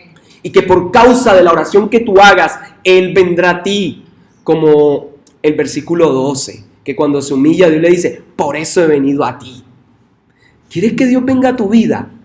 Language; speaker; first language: Spanish; native; Spanish